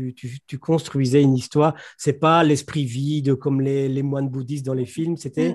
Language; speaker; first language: French; native; French